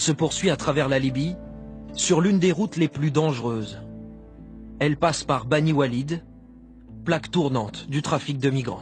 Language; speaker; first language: French; native; French